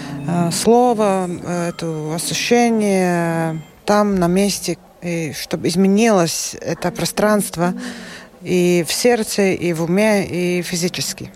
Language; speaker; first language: Russian; non-native, local second language; Latvian